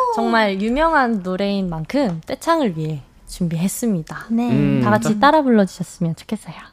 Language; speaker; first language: Korean; native; Korean